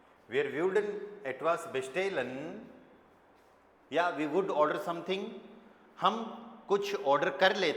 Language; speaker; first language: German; non-native, fluent; Hindi